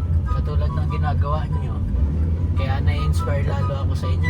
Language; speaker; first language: Filipino; native; Filipino